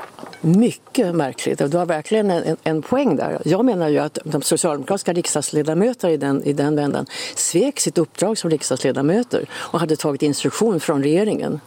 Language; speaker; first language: Swedish; native; Swedish